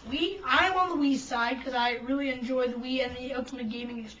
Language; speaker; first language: English; native; English